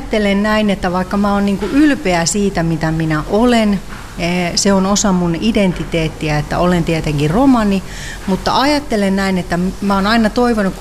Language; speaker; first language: Finnish; native; Finnish